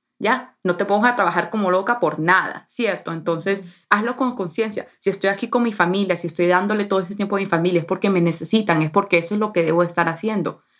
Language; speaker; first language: Spanish; early bilingual, heritage; Spanish